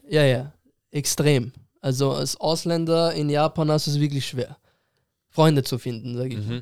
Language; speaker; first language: German; early bilingual, other home language; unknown